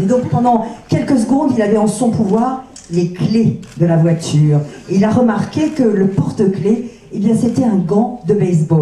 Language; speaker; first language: French; native; French